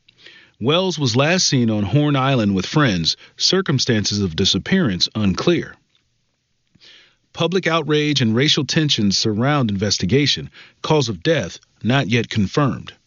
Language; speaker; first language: English; native; English